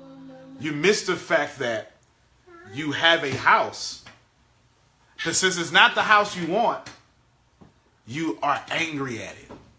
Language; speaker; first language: English; native; English